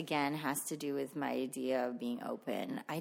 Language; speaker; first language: English; non-native, fluent; Filipino